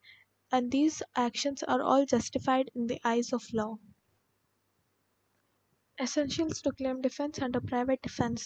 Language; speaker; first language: English; non-native, local second language; Hindi